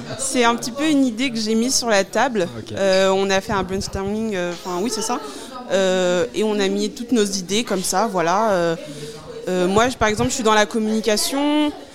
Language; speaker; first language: French; native; French